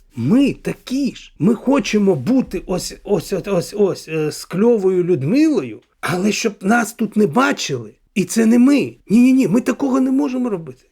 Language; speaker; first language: Ukrainian; non-native, local second language; Russian